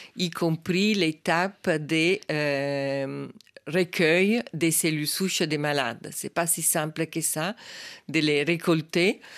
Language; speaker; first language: French; non-native, fluent; Italian